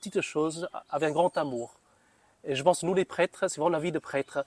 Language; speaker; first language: French; non-native, fluent; Vietnamese